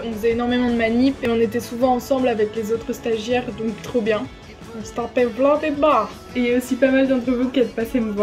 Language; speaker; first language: French; native; French